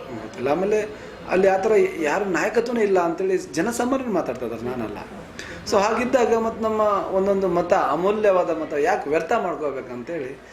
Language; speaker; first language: Kannada; non-native, local second language; Lambadi